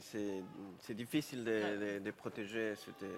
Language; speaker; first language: French; non-native, fluent; Spanish